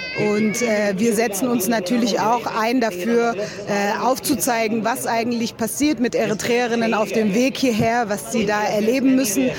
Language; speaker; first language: German; native; German